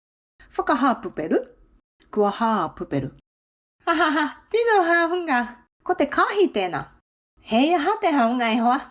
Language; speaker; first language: Māori; non-native, fluent; Japanese